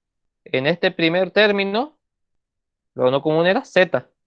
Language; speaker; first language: Spanish; native; Spanish